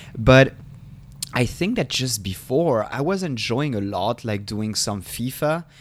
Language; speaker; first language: English; non-native, fluent; French